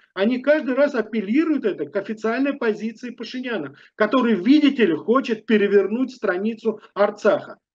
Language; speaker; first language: Russian; native; Russian